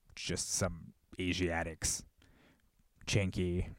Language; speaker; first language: English; early bilingual, other home language; Korean